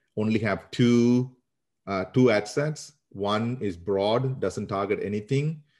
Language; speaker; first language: English; non-native, local second language; Sinhala